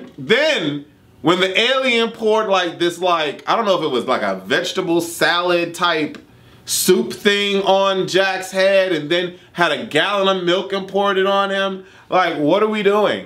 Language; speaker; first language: English; native; English